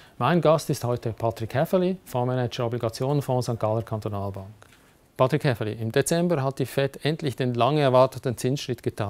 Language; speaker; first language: German; native; German